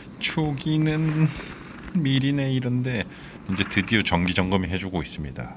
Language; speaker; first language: Korean; native; Korean